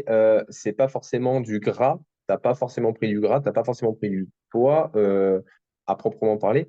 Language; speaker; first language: French; native; French